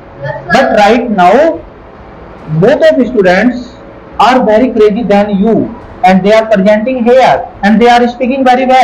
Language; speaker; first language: English; non-native, local second language; Hindi